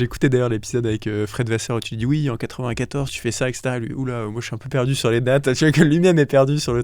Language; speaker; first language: French; native; French